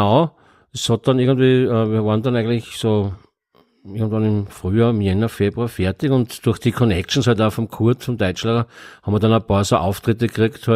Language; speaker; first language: German; native; German